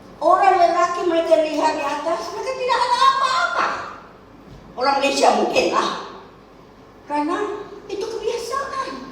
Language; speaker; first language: Malay; non-native, local second language; Chinese